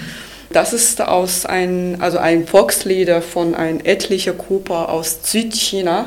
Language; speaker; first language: German; non-native, learner; Chinese